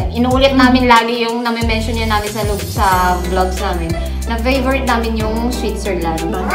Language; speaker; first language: Filipino; native; Filipino